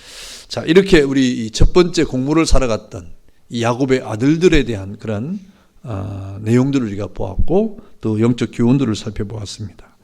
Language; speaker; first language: Korean; native; Korean